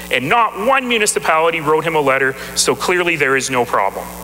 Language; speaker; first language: English; native; English